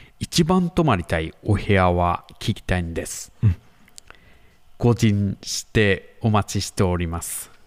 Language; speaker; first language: Japanese; non-native, learner; Bangla